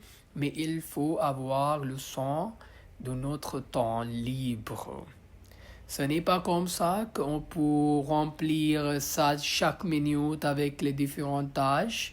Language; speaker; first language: French; non-native, learner; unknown